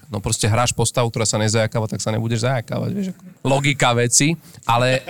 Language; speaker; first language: Slovak; native; Slovak